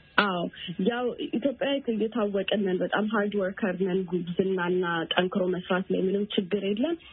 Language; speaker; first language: Amharic; native; Amharic